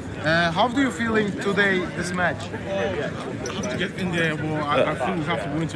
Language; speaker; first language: English; non-native, learner; Turkish